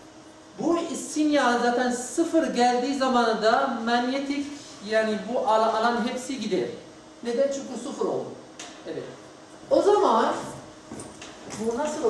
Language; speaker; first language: Turkish; non-native, learner; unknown